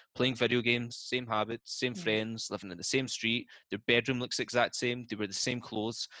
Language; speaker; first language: English; native; English